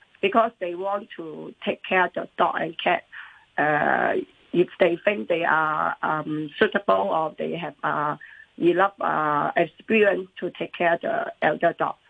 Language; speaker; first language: English; non-native, local second language; Cantonese